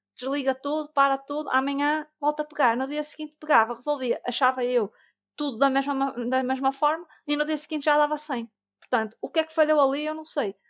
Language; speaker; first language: Portuguese; native; Portuguese